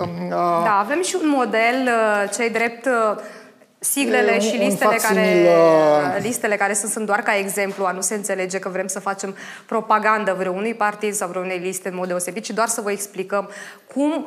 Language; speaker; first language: Romanian; native; Romanian